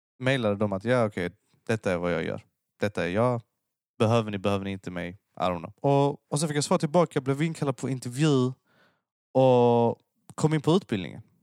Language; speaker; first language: Swedish; early bilingual, other home language; Persian